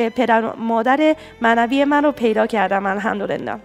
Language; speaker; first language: Persian; non-native, fluent; Japanese